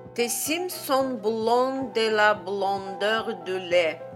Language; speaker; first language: French; non-native, fluent; Azerbaijani